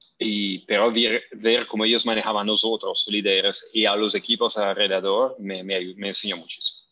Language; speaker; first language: Spanish; non-native, fluent; Italian